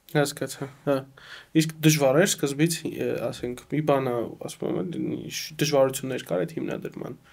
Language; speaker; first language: Armenian; native; Armenian